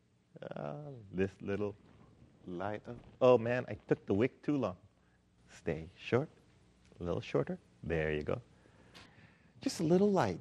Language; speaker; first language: English; non-native, local second language; Filipino